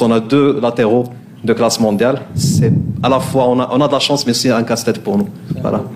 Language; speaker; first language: French; native; French